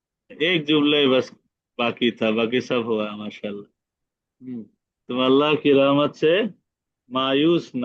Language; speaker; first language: Hindi; non-native, fluent; Bangla